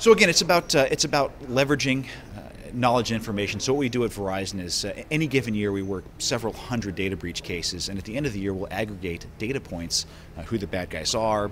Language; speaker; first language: English; native; English